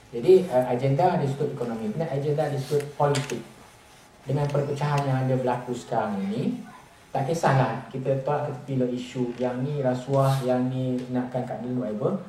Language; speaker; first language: Malay; native; Malay